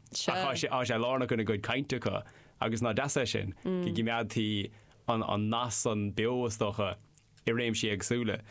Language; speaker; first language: Irish; non-native, local second language; English